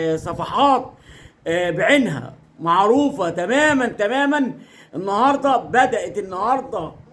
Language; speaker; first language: Arabic; native; Arabic